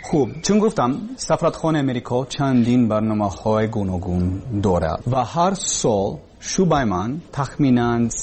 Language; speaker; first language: Persian; non-native, learner; English